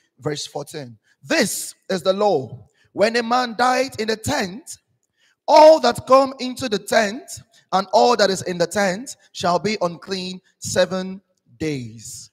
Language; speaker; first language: English; non-native, local second language; Igbo